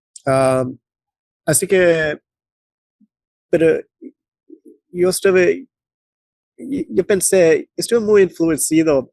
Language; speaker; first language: Spanish; non-native, fluent; English